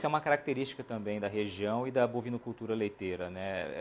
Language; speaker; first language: Portuguese; native; Portuguese